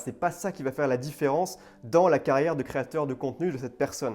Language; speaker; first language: French; native; French